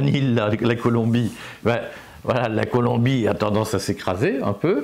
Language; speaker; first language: French; native; French